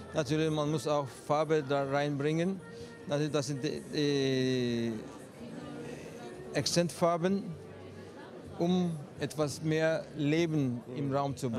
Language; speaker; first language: German; non-native, fluent; Turkish